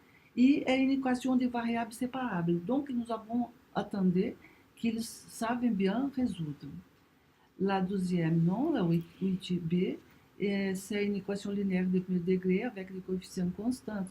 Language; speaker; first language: French; non-native, learner; Portuguese